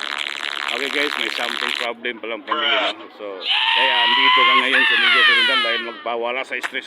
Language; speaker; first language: Filipino; non-native, local second language; Cebuano